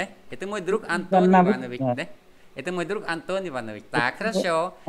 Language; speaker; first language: Russian; non-native, fluent; Vietnamese